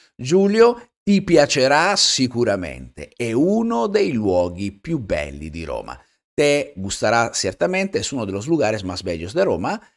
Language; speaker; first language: Spanish; non-native, fluent; Italian